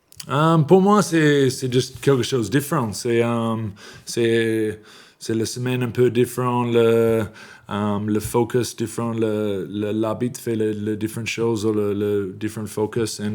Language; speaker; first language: French; non-native, learner; English